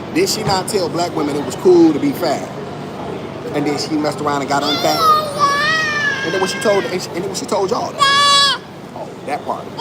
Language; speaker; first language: English; native; English